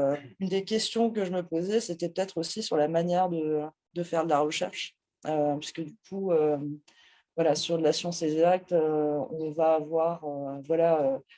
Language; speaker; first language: French; native; French